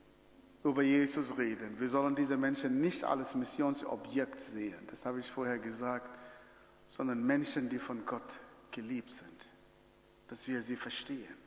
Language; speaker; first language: German; non-native, fluent; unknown